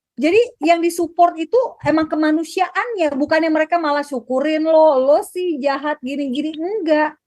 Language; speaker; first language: Indonesian; native; Indonesian